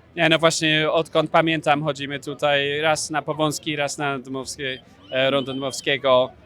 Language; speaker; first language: Polish; non-native, fluent; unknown